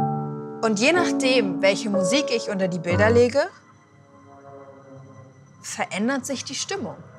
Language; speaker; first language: German; native; German